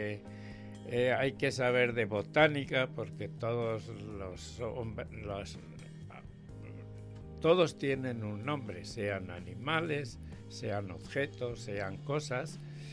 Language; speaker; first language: Spanish; native; Spanish